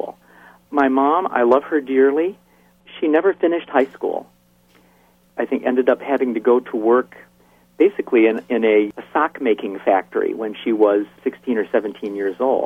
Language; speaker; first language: English; native; English